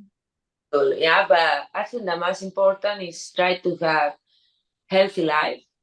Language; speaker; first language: English; non-native, learner; Spanish